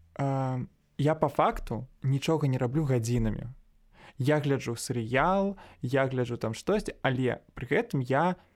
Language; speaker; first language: Belarusian; native; Belarusian